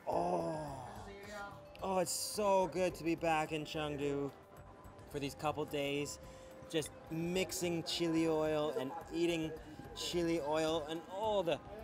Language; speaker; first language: English; native; English